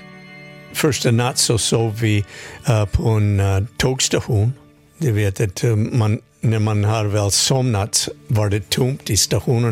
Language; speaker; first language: Swedish; non-native, fluent; English